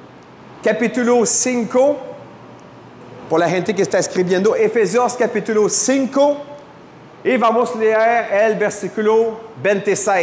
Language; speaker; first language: Spanish; non-native, fluent; French